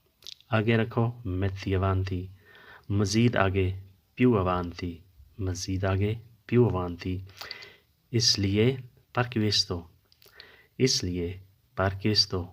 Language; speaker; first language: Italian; non-native, learner; Urdu